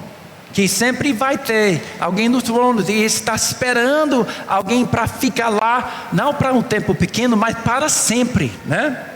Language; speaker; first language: Portuguese; non-native, fluent; English